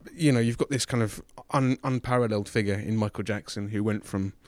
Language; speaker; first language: English; native; English